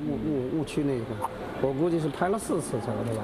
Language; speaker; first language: Chinese; native; Chinese